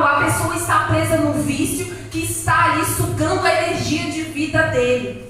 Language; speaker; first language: Portuguese; native; Portuguese